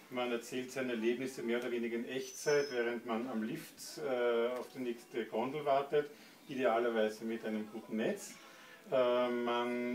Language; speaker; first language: German; native; German